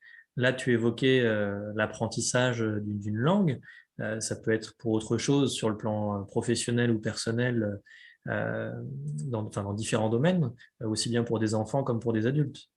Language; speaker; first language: French; native; French